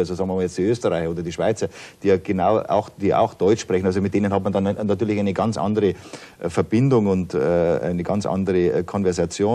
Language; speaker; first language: German; native; German